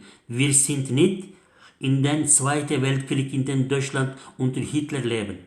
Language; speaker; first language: German; non-native, learner; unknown